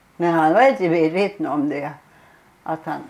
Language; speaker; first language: Swedish; non-native, fluent; German